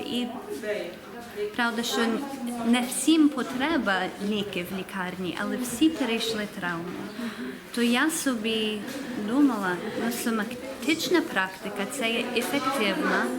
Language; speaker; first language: Ukrainian; early bilingual, heritage; English